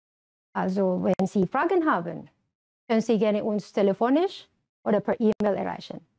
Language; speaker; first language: German; non-native, fluent; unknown